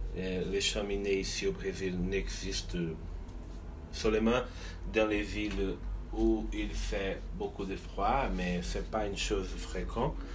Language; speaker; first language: French; non-native, fluent; Portuguese